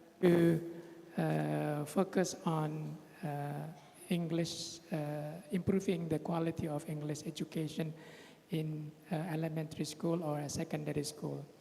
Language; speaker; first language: English; non-native, fluent; Indonesian